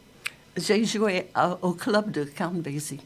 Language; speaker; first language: French; non-native, fluent; English